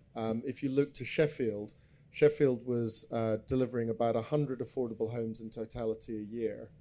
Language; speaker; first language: English; native; English